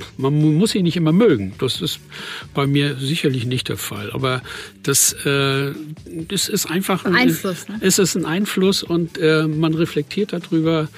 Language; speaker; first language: German; native; German